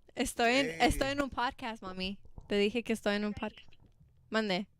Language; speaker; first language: Spanish; early bilingual, heritage; Spanish